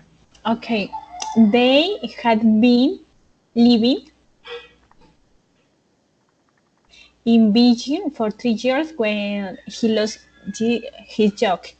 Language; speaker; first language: English; non-native, learner; Spanish